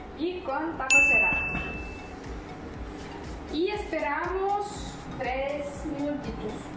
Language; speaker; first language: Spanish; non-native, fluent; Russian